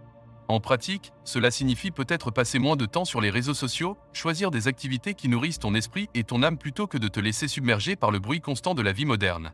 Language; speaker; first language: French; native; French